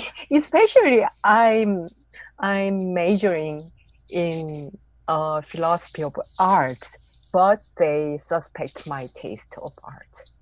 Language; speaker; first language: English; non-native, fluent; Korean